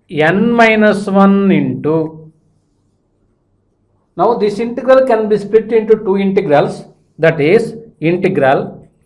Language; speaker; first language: English; non-native, local second language; Telugu